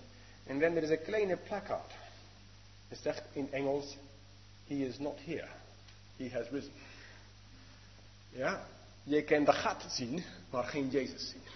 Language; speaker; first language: Dutch; non-native, fluent; English